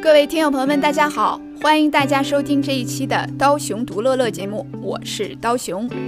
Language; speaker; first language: Chinese; native; Chinese